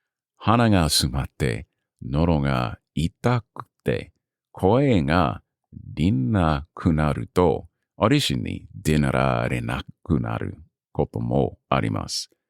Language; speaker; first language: Japanese; non-native, learner; English